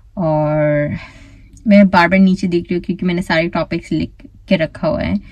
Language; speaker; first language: Hindi; non-native, fluent; Bangla